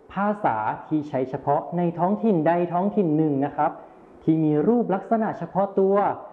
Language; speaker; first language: Thai; native; Thai